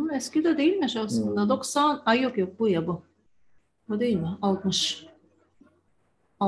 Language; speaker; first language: Turkish; non-native, fluent; Japanese